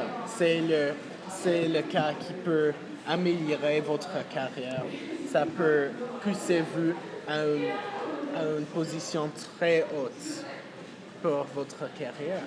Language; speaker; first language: French; non-native, fluent; English